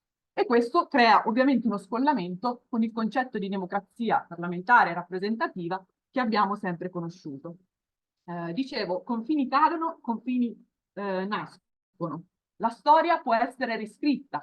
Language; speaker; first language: Italian; native; Italian